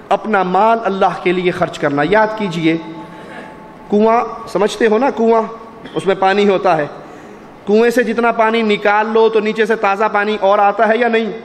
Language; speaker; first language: Urdu; non-native, local second language; Punjabi